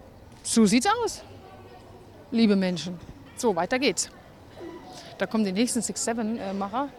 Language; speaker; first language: German; native; German